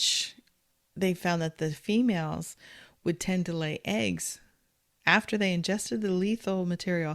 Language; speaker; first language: English; native; English